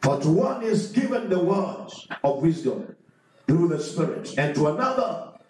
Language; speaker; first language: English; non-native, local second language; Swahili